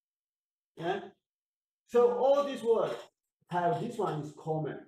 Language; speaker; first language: English; non-native, learner; Chinese